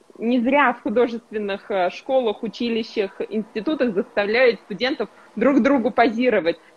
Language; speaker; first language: Russian; native; Russian